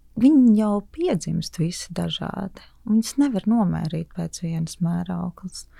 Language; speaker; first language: Latvian; native; Latvian